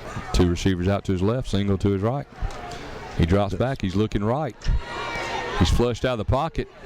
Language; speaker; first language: English; native; English